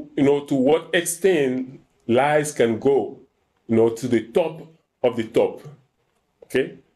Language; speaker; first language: English; non-native, fluent; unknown